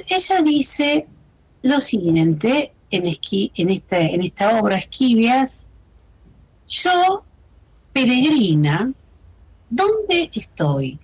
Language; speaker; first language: Spanish; native; Spanish